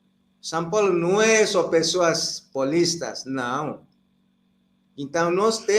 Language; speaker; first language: Portuguese; non-native, fluent; Igbo